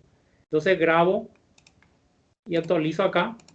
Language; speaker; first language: Spanish; native; Spanish